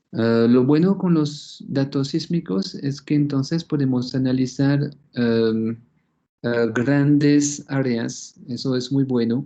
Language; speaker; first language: Spanish; non-native, fluent; French